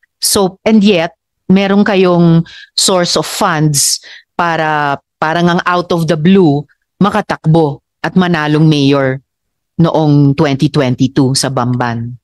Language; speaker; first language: Filipino; native; Filipino